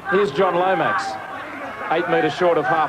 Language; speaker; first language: English; native; English